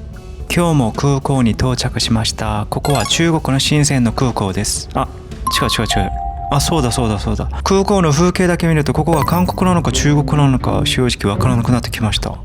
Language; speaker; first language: Japanese; non-native, fluent; Korean